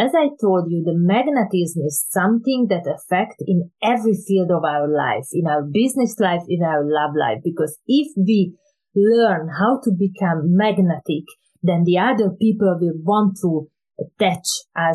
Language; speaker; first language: English; non-native, fluent; Hungarian